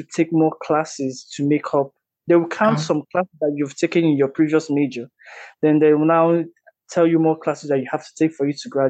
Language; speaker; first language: English; non-native, local second language; Igbo